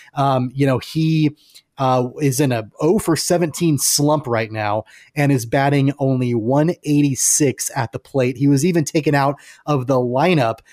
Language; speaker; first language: English; native; English